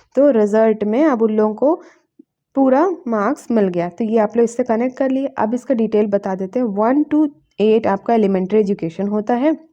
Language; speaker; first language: Hindi; native; Hindi